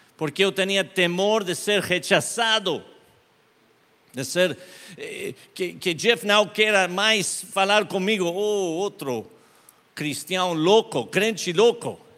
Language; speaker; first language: Portuguese; non-native, learner; Spanish